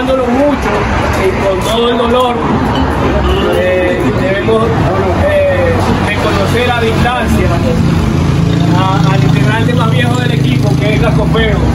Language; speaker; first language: Spanish; native; Spanish